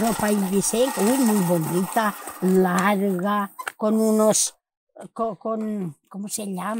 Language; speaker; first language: Spanish; non-native, local second language; Catalan